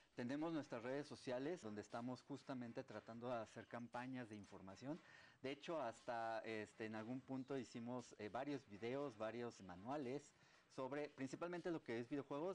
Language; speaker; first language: Spanish; native; Spanish